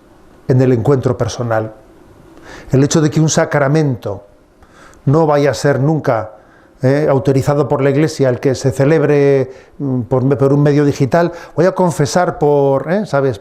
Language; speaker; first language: Spanish; native; Spanish